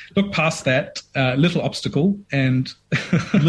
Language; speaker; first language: English; non-native, fluent; German